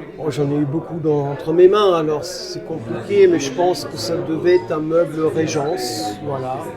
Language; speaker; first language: French; non-native, fluent; German